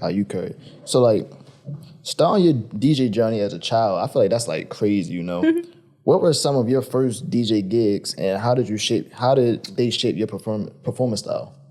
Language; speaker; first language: English; native; English